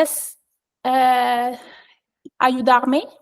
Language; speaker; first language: Spanish; non-native, learner; French